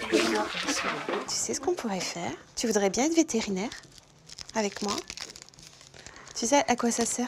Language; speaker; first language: French; native; French